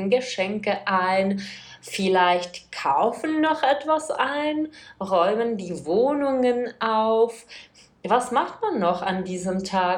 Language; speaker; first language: German; non-native, fluent; Czech